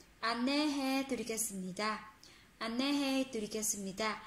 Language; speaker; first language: Korean; non-native, fluent; Vietnamese